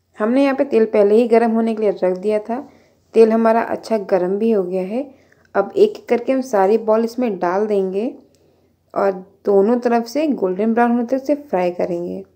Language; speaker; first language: Hindi; native; Hindi